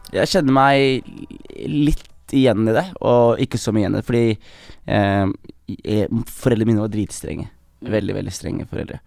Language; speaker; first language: Norwegian; native; Norwegian